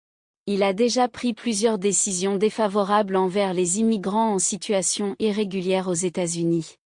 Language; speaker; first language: French; non-native, local second language; Haitian Creole